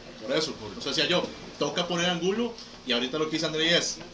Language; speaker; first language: Spanish; native; Spanish